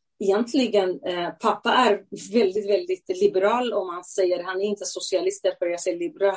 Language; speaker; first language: Swedish; non-native, fluent; Central Kurdish